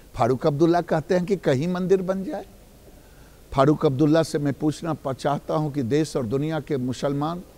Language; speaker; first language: Hindi; native; Hindi